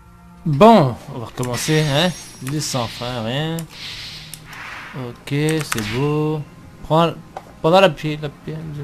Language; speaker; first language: French; native; French